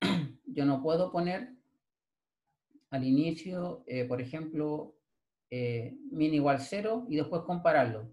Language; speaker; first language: Spanish; native; Spanish